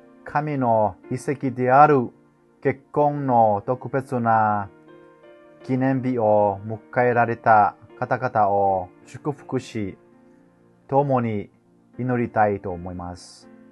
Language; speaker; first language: Japanese; non-native, fluent; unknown